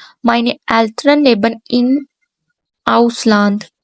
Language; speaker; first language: German; non-native, learner; Urdu